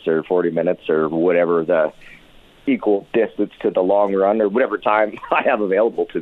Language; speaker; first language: English; native; English